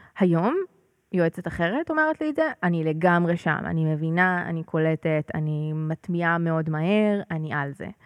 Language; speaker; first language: Hebrew; native; Hebrew